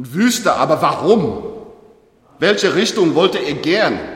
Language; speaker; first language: German; non-native, learner; English